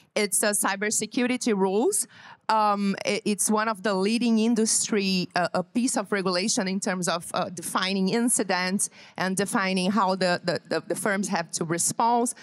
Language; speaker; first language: English; non-native, fluent; Portuguese